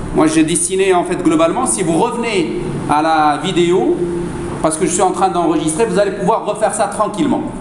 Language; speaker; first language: French; non-native, local second language; Arabic